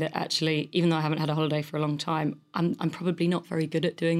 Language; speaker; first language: English; native; English